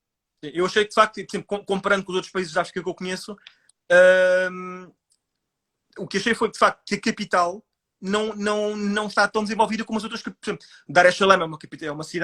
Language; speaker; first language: Portuguese; native; Portuguese